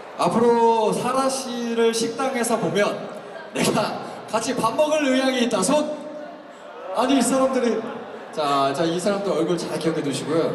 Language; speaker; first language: Korean; native; Korean